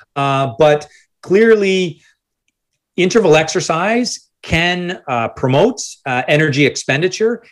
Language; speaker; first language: English; native; English